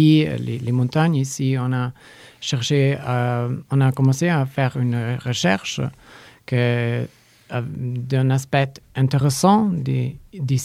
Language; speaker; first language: French; non-native, learner; Polish